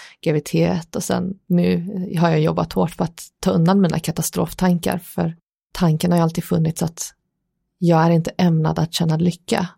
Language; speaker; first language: Swedish; early bilingual, other home language; Persian